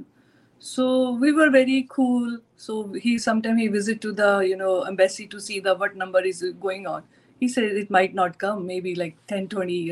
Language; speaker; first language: English; non-native, local second language; Hindi